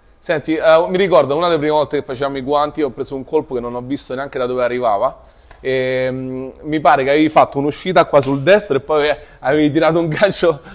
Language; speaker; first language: Italian; native; Italian